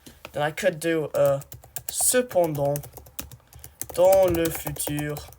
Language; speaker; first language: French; non-native, learner; English